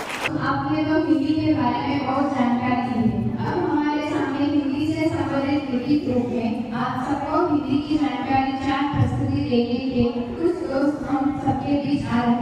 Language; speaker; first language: Hindi; native; Hindi